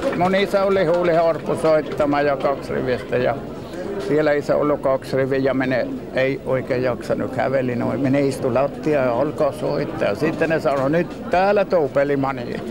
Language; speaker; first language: Finnish; non-native, local second language; Swedish